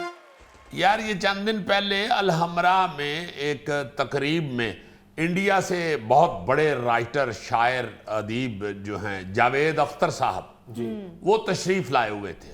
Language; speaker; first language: Urdu; native; Urdu